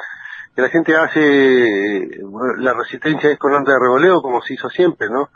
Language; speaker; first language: Spanish; native; Spanish